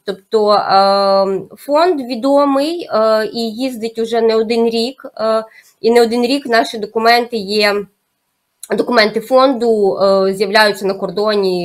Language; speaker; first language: Ukrainian; native; Ukrainian